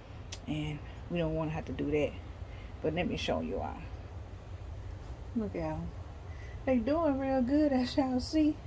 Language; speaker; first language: English; native; English